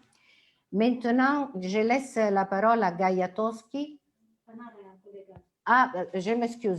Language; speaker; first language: French; non-native, fluent; Italian